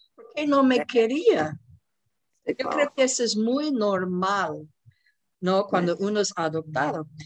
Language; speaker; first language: Spanish; non-native, fluent; English